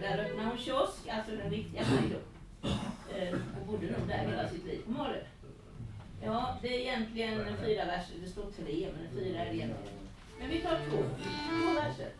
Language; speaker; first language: Swedish; native; Swedish